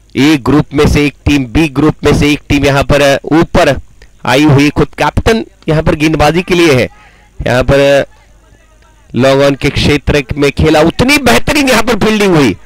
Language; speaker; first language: Hindi; non-native, local second language; Marathi